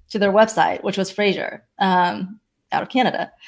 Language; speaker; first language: English; early bilingual, other home language; Chinese